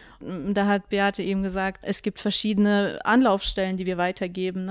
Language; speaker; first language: German; native; German